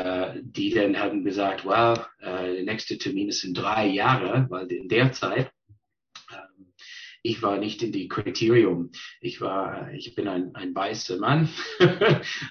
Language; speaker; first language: German; non-native, fluent; English